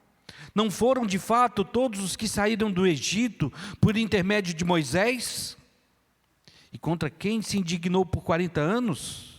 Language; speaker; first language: Portuguese; native; Portuguese